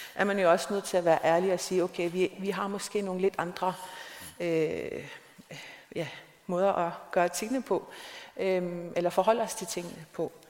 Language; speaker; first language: Danish; non-native, local second language; Kalaallisut